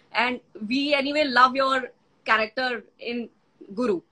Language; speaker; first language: Hindi; non-native, local second language; Gujarati